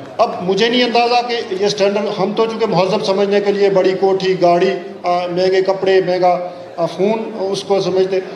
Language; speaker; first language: Urdu; non-native, local second language; Pahari-Potwari